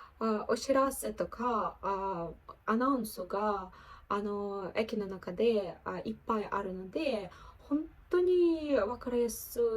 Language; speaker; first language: Japanese; non-native, learner; Ukrainian